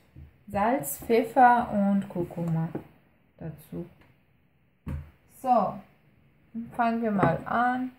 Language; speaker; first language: German; non-native, fluent; Persian